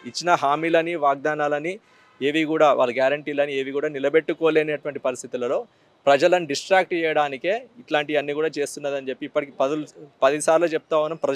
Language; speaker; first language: Telugu; native; Telugu